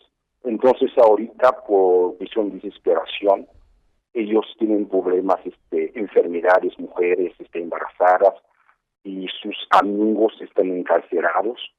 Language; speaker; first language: Spanish; non-native, fluent; Haitian Creole